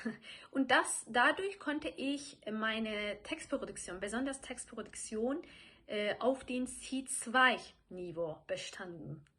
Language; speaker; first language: German; non-native, fluent; Turkish